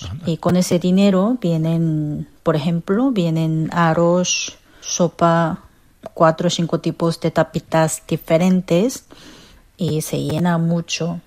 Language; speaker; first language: Spanish; non-native, fluent; Korean